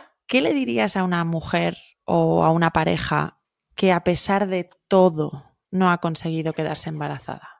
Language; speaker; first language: Spanish; native; Spanish